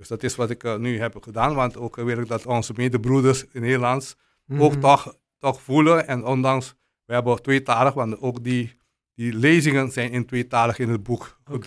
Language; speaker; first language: Dutch; non-native, local second language; Papiamento